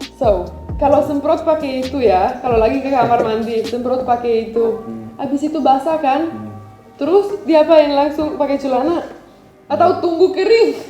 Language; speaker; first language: Indonesian; non-native, fluent; Romanian